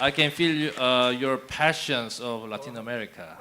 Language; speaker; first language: English; non-native, fluent; Korean